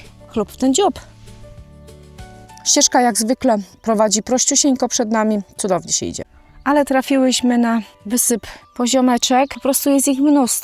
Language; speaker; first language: Polish; native; Polish